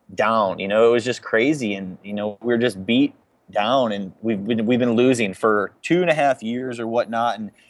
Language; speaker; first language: English; native; English